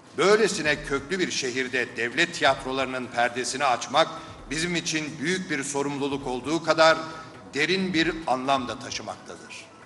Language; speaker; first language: Turkish; native; Turkish